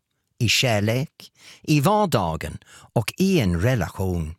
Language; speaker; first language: Swedish; non-native, fluent; English